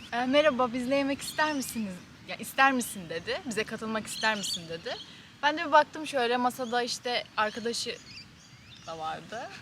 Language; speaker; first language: Turkish; native; Turkish